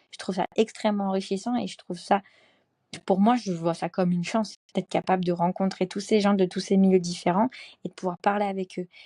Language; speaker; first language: French; native; French